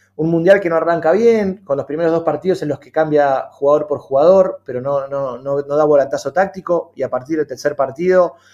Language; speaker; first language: Spanish; native; Spanish